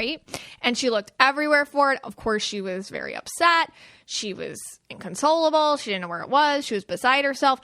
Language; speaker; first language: English; native; English